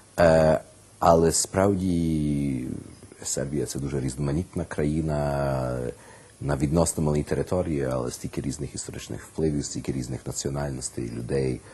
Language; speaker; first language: Ukrainian; early bilingual, heritage; Ukrainian